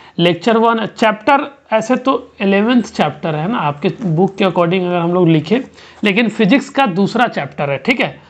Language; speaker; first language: Hindi; native; Hindi